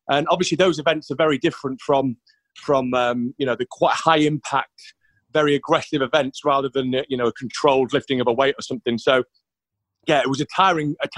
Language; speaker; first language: English; native; English